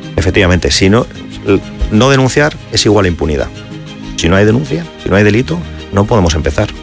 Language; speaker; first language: Spanish; native; Spanish